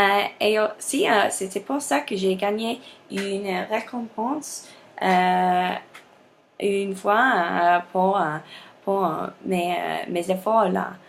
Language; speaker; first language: French; non-native, learner; English